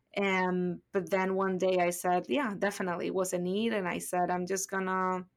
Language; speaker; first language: English; non-native, fluent; Spanish